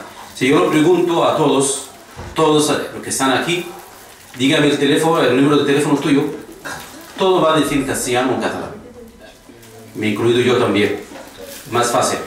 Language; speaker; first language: Spanish; non-native, fluent; Arabic